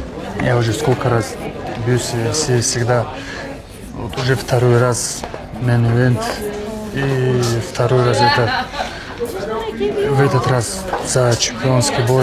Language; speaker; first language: Russian; non-native, local second language; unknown